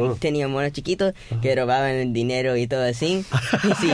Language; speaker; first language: Spanish; early bilingual, heritage; Spanish